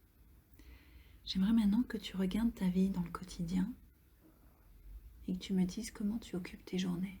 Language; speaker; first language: French; native; French